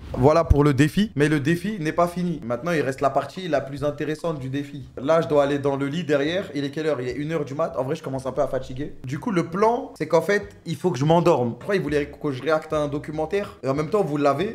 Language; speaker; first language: French; native; French